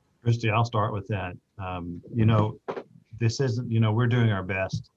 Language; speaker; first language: English; native; English